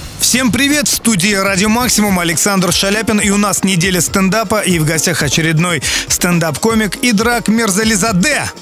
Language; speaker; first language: Russian; native; Russian